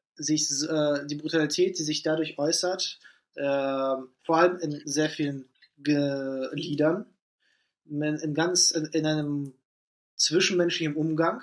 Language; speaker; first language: German; non-native, fluent; Russian